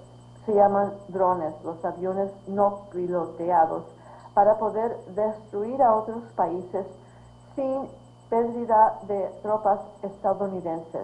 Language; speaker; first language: Spanish; early bilingual, heritage; Spanish